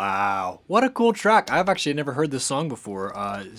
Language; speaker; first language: English; native; English